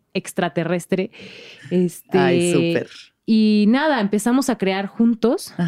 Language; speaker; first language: Spanish; native; Spanish